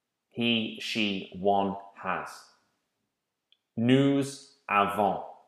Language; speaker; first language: French; non-native, fluent; English